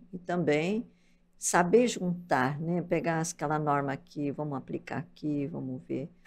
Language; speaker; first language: Portuguese; early bilingual, other home language; Japanese